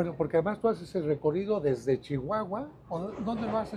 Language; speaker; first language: Spanish; native; Spanish